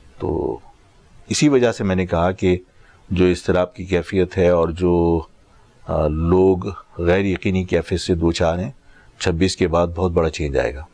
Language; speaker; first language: Urdu; native; Urdu